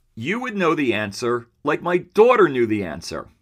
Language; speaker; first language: English; early bilingual, other home language; Italian